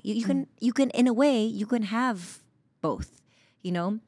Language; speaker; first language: English; early bilingual, other home language; Chinese